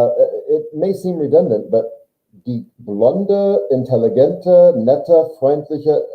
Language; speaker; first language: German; non-native, fluent; English